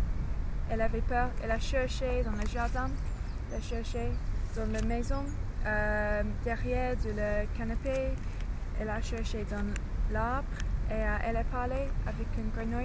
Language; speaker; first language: French; non-native, learner; English